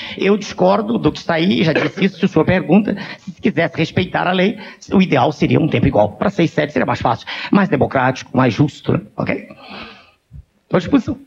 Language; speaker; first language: Portuguese; native; Portuguese